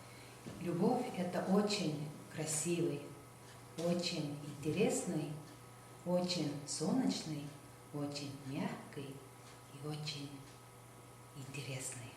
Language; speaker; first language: Russian; non-native, learner; Estonian